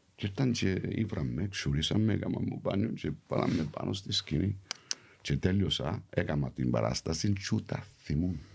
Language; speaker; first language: Greek; early bilingual, heritage; Greek